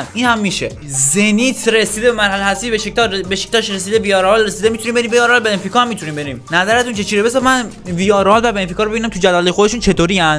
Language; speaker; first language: Persian; native; Persian